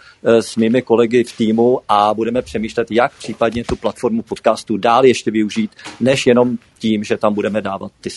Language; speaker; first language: Czech; native; Czech